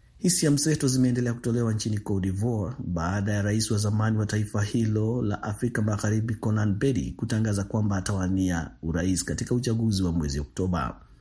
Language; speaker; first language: Swahili; non-native, local second language; Kikuyu